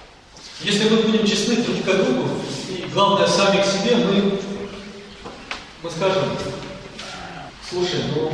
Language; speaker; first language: Russian; native; Russian